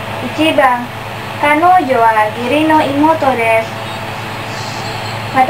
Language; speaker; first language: Japanese; non-native, learner; Indonesian